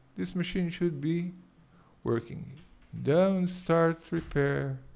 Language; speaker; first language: English; non-native, fluent; Hebrew